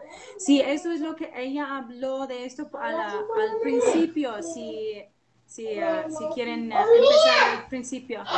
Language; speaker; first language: Spanish; non-native, fluent; English